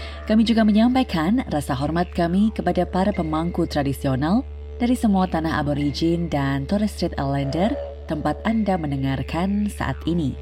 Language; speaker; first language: Indonesian; native; Indonesian